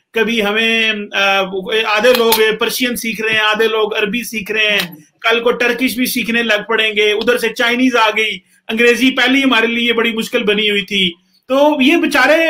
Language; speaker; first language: Urdu; non-native, local second language; Punjabi